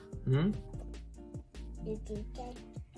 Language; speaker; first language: Chinese; early bilingual, heritage; Chinese